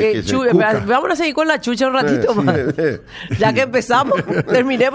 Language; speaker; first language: Spanish; native; Spanish